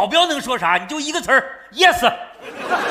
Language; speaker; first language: Chinese; native; Chinese